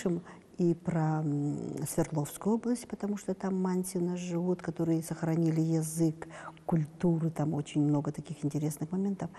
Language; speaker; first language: Russian; non-native, local second language; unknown